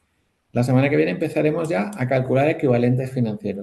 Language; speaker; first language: Spanish; native; Spanish